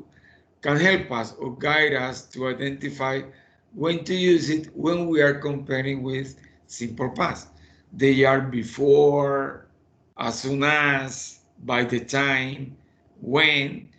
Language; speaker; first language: English; non-native, fluent; Spanish